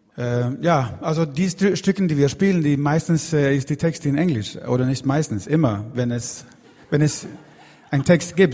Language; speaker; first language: German; non-native, learner; Swedish